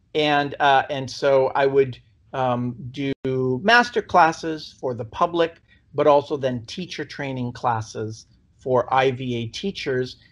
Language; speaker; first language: English; native; English